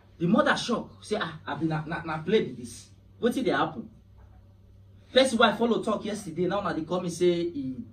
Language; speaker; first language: Nigerian Pidgin; native; Nigerian Pidgin